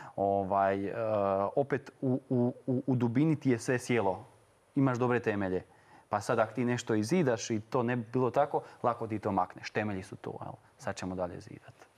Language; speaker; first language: Croatian; native; Croatian